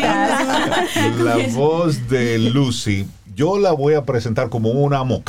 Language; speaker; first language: Spanish; native; Spanish